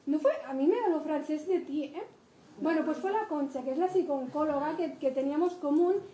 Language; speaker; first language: Spanish; native; Spanish